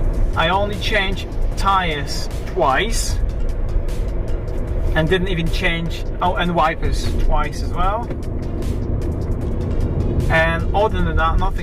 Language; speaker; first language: English; non-native, fluent; Polish